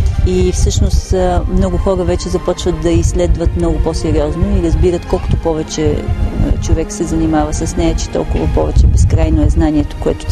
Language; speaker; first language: Bulgarian; native; Bulgarian